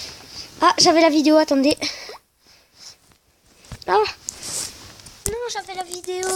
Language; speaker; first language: French; native; French